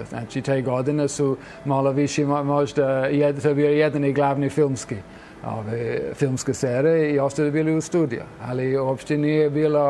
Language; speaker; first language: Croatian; non-native, fluent; English